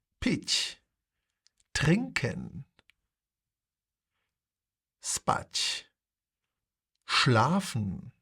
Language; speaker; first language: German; non-native, fluent; Polish